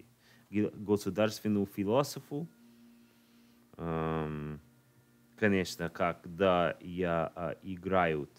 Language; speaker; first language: Russian; non-native, learner; English